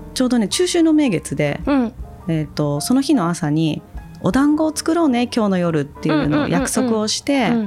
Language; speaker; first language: Japanese; native; Japanese